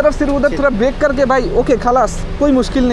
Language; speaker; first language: Hindi; non-native, learner; Bangla